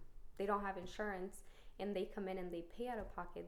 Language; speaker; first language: English; early bilingual, other home language; Spanish